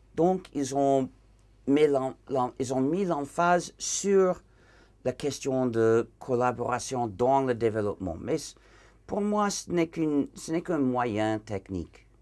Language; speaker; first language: French; non-native, fluent; English